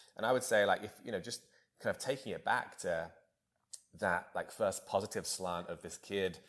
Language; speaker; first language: English; native; English